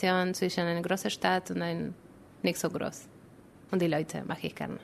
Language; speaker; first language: German; non-native, fluent; Spanish